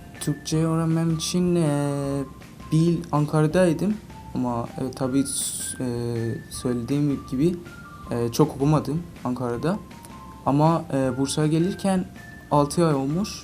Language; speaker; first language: Turkish; non-native, learner; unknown